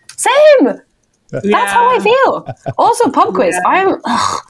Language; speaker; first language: English; non-native, fluent; Norwegian